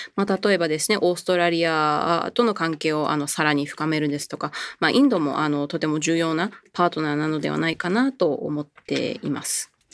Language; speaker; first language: Japanese; early bilingual, heritage; Japanese